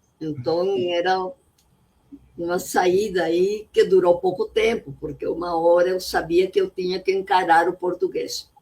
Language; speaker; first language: Portuguese; non-native, fluent; Spanish